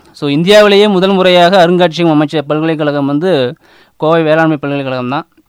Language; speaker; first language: Tamil; native; Tamil